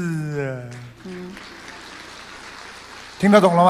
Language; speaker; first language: Chinese; non-native, local second language; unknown